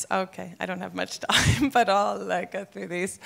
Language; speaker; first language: English; native; English